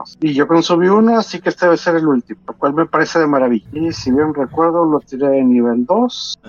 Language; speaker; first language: Spanish; native; Spanish